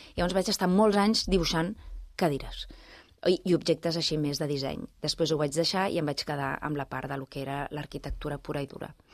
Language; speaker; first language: Catalan; non-native, local second language; Spanish